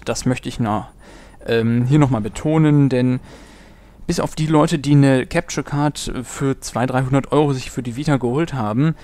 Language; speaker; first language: German; native; German